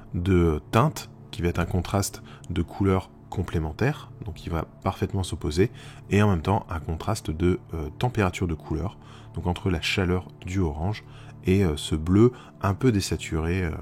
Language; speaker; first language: French; native; French